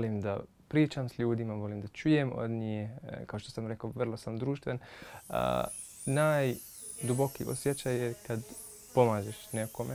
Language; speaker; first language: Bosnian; non-native, fluent; Arabic